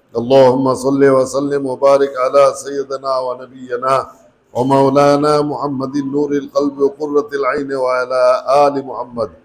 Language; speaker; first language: Arabic; non-native, fluent; Bangla